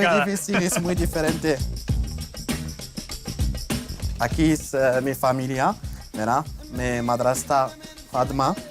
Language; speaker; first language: Spanish; non-native, fluent; Berber languages